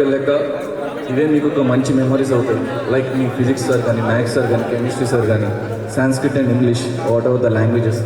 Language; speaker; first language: Telugu; native; Telugu